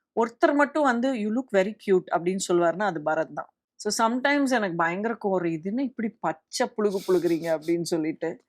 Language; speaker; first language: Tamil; native; Tamil